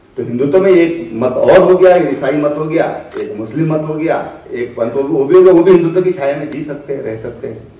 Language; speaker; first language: Hindi; native; Hindi